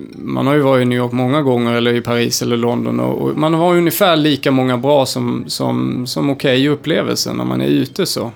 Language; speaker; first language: Swedish; native; Swedish